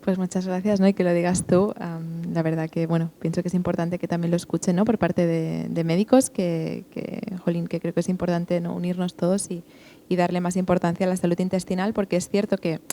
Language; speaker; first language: Spanish; non-native, local second language; Catalan